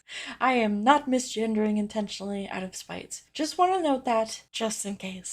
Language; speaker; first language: English; native; English